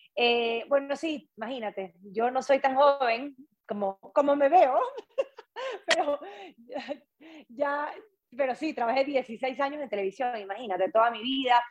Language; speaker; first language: Spanish; native; Spanish